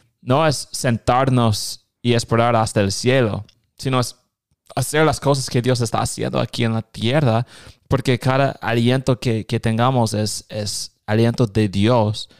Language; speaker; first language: Spanish; non-native, fluent; English